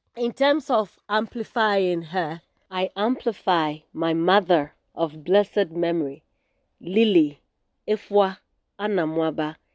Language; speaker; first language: English; non-native, local second language; Akan